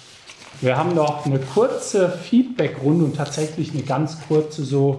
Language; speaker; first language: German; native; German